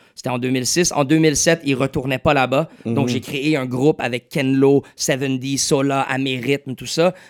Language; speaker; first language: French; native; French